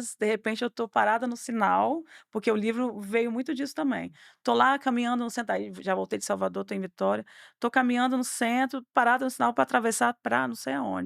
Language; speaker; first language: Portuguese; native; Portuguese